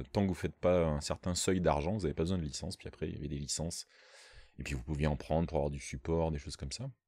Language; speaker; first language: French; native; French